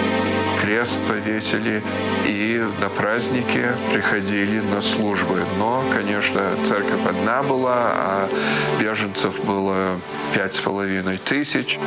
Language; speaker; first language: Russian; early bilingual, heritage; Russian